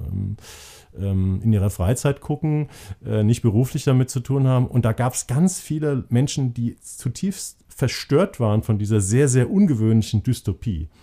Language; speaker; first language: German; native; German